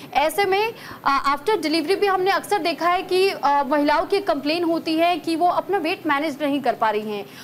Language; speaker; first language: Hindi; native; Hindi